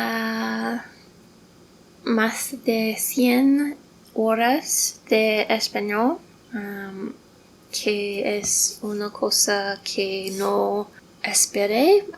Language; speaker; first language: Spanish; non-native, learner; English